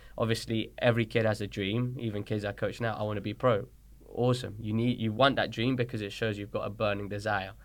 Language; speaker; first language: English; early bilingual, other home language; Spanish